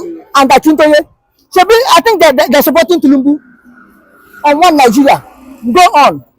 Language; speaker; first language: English; non-native, local second language; Igbo